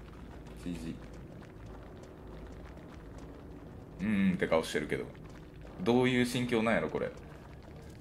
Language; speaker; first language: Japanese; native; Japanese